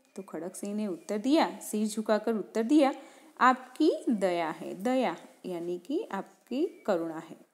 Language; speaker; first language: Hindi; non-native, local second language; Gujarati